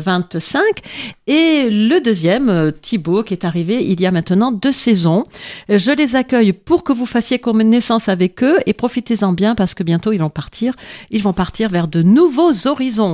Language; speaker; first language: French; native; French